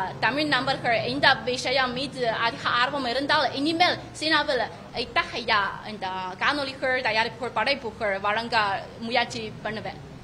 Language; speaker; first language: Tamil; non-native, fluent; Chinese